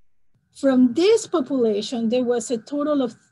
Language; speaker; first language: English; non-native, fluent; Spanish